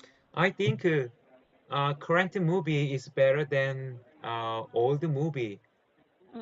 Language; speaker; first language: English; non-native, learner; Korean